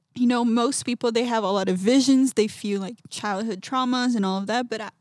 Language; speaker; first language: English; non-native, fluent; Portuguese